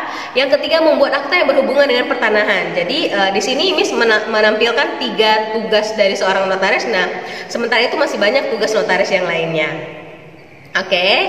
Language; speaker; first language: Indonesian; native; Indonesian